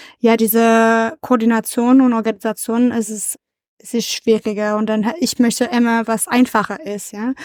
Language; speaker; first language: German; non-native, learner; French